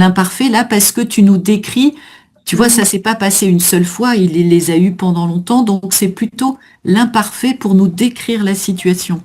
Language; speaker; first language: French; native; French